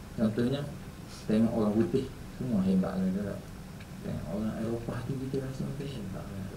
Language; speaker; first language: Malay; native; Malay